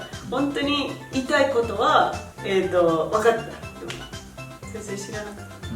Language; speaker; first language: Japanese; non-native, learner; Spanish